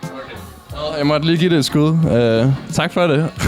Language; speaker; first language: Danish; native; Danish